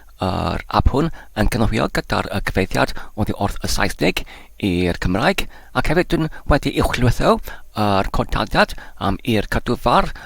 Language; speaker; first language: Welsh; non-native, learner; Polish